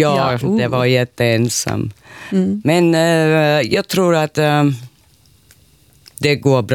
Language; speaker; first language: Swedish; non-native, learner; Finnish